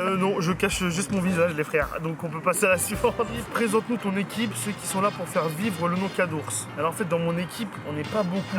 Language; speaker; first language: French; native; French